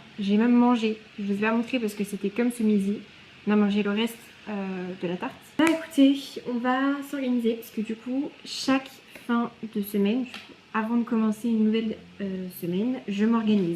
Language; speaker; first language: French; native; French